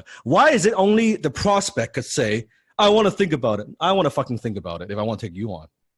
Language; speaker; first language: English; non-native, fluent; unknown